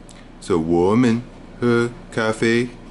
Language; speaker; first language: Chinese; non-native, learner; English